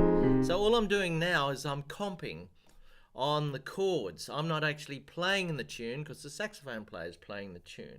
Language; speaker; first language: English; native; English